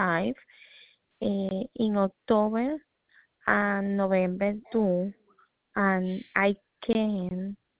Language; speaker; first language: English; non-native, learner; Spanish